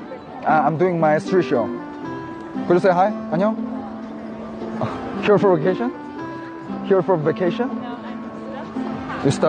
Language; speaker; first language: English; non-native, fluent; Korean